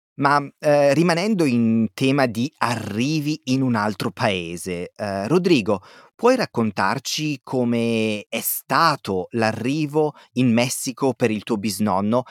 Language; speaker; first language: Italian; native; Italian